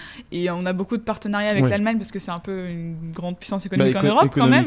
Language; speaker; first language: French; native; French